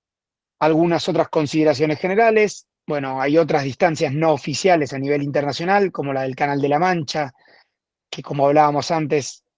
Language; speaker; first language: Spanish; native; Spanish